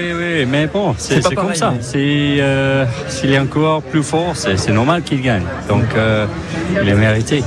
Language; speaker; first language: French; non-native, fluent; English